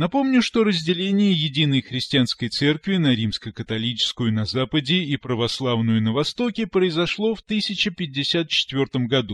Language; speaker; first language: Russian; native; Russian